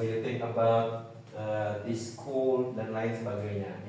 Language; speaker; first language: English; non-native, fluent; Indonesian